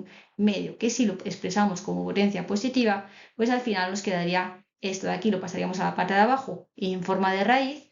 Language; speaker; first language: Spanish; native; Spanish